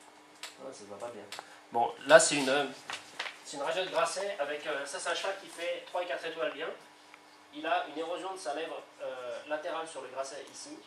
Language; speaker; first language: French; native; French